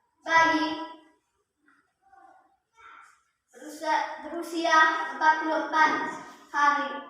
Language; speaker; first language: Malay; non-native, local second language; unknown